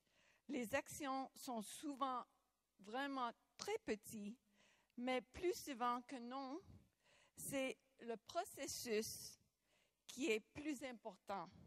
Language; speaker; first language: French; non-native, local second language; English